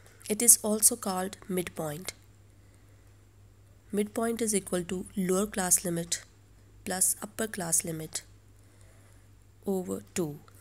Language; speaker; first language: English; non-native, local second language; Urdu